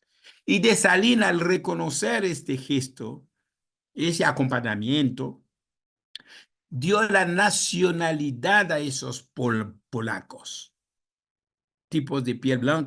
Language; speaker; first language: Spanish; non-native, fluent; Haitian Creole